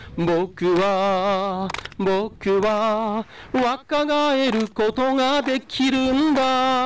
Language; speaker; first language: Japanese; native; Japanese